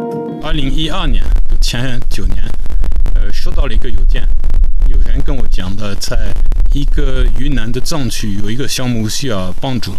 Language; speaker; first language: Chinese; non-native, fluent; French